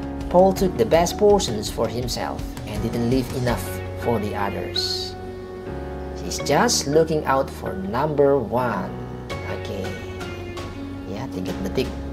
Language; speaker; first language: English; non-native, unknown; Indonesian